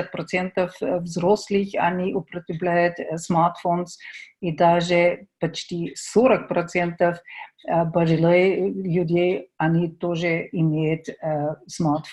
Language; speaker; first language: Russian; non-native, fluent; German